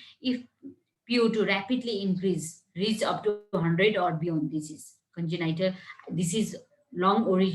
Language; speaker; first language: English; non-native, local second language; Nepali